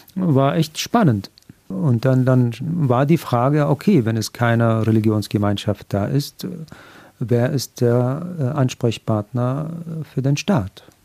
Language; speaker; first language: German; non-native, fluent; Arabic